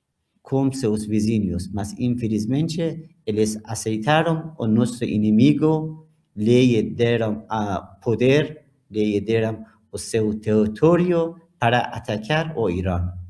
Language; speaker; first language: Portuguese; non-native, learner; Persian